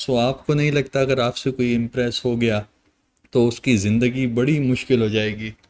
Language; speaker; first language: Urdu; native; Urdu